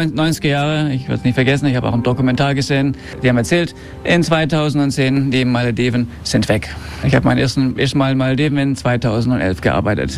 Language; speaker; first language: German; non-native, fluent; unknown